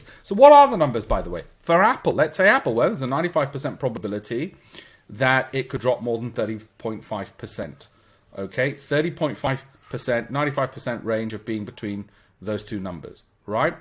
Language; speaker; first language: English; native; English